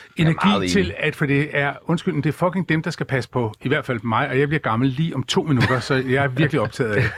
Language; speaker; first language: Danish; native; Danish